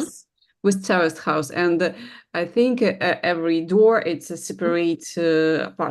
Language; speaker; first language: English; non-native, learner; Russian